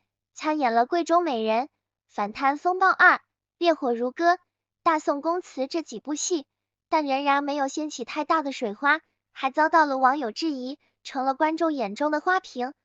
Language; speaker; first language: Chinese; native; Chinese